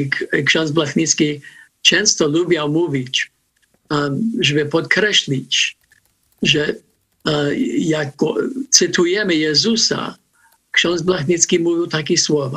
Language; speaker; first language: Polish; early bilingual, heritage; Polish